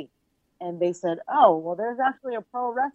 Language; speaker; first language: English; early bilingual, other home language; Chinese